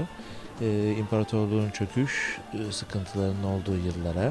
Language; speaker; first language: Turkish; native; Turkish